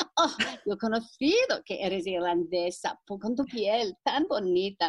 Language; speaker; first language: Spanish; non-native, learner; English